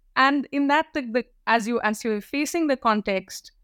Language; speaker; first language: English; non-native, local second language; Hindi